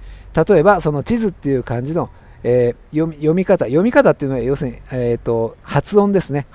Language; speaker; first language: Japanese; native; Japanese